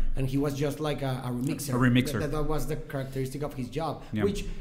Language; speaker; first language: English; non-native, fluent; Spanish